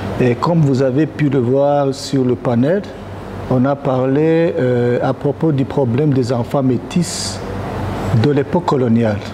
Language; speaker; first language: French; non-native, local second language; Rundi